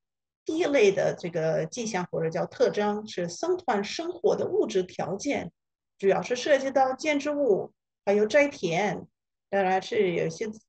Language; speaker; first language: Chinese; non-native, fluent; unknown